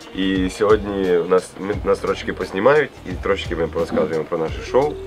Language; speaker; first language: Ukrainian; non-native, local second language; Russian